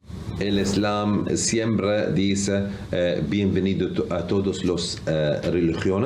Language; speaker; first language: Spanish; non-native, learner; Arabic